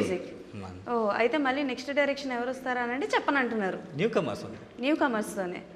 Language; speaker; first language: Telugu; native; Telugu